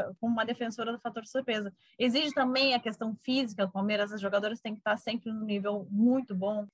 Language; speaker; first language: Portuguese; native; Portuguese